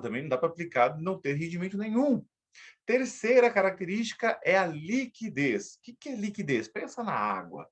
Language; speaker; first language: Portuguese; native; Portuguese